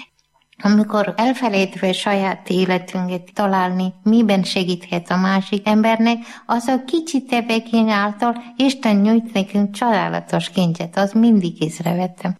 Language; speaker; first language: Hungarian; non-native, learner; Malayalam